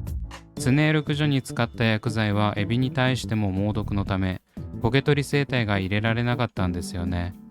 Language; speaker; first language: Japanese; native; Japanese